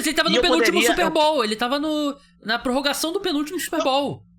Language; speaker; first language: Portuguese; native; Portuguese